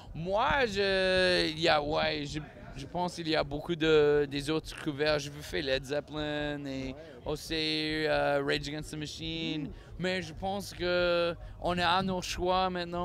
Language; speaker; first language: French; non-native, learner; English